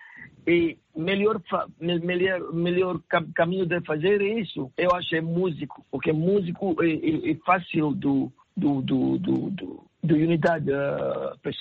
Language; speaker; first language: Portuguese; non-native, learner; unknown